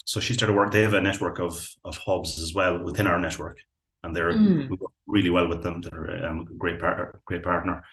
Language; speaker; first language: English; native; English